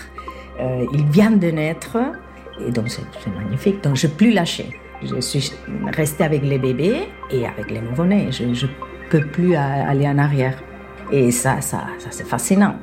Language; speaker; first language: French; non-native, fluent; Spanish